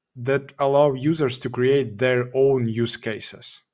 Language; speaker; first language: English; non-native, fluent; Ukrainian